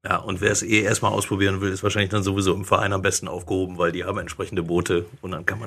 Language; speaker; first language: German; native; German